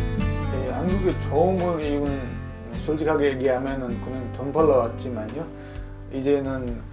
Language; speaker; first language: Korean; non-native, fluent; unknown